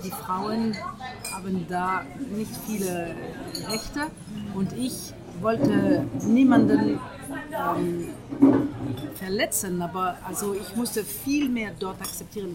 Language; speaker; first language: German; non-native, fluent; French